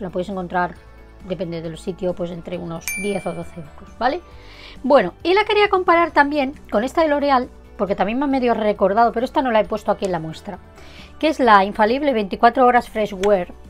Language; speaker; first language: Spanish; native; Spanish